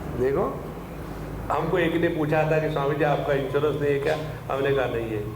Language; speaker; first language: Hindi; non-native, local second language; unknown